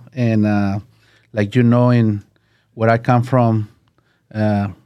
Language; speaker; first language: English; non-native, learner; Spanish